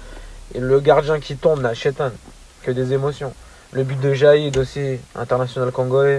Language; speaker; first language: French; native; French